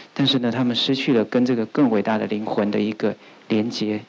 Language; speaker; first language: Chinese; native; Chinese